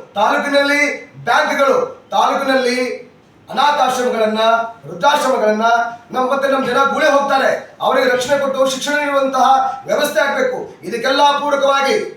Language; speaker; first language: Kannada; non-native, local second language; Lambadi